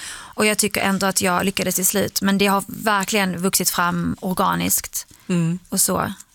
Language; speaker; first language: Swedish; early bilingual, other home language; Arabic